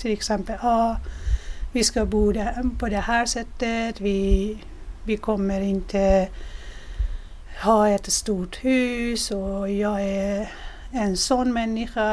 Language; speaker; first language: Swedish; non-native, fluent; Persian